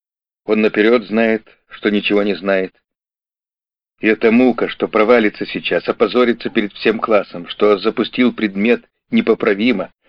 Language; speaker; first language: Russian; native; Russian